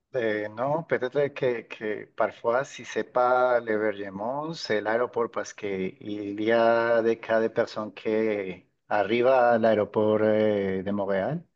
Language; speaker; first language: French; non-native, fluent; Spanish